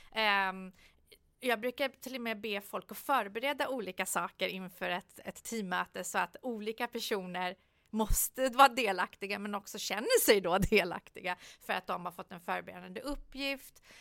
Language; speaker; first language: Swedish; early bilingual, other home language; Persian